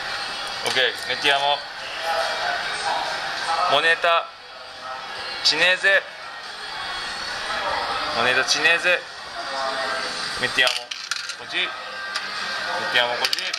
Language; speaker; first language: Italian; non-native, learner; Japanese